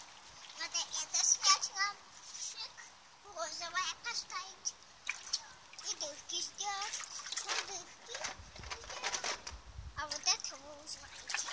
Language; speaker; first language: Russian; early bilingual, heritage; Russian